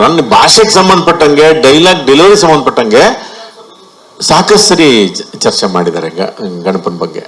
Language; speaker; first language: Kannada; native; Kannada